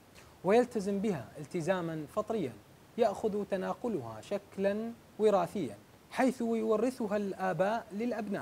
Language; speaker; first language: Arabic; native; Arabic